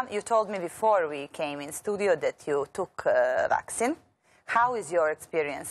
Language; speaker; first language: English; non-native, learner; Serbian